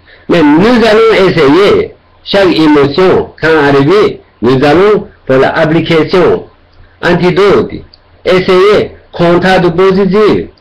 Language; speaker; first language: French; non-native, learner; Tibetan